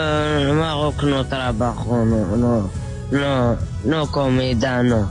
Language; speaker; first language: Spanish; non-native, learner; Arabic